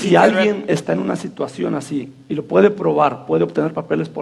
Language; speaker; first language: Spanish; native; Spanish